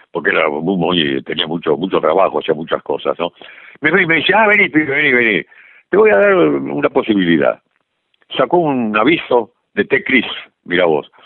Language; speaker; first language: Spanish; native; Spanish